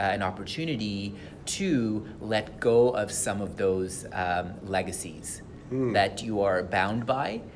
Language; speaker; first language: English; non-native, local second language; Tamil